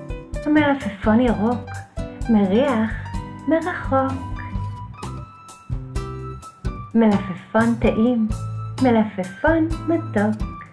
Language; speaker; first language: Hebrew; native; Hebrew